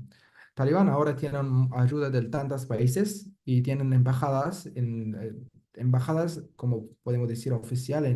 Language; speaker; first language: Spanish; non-native, fluent; Persian